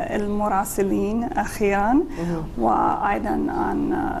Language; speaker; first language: Arabic; non-native, fluent; English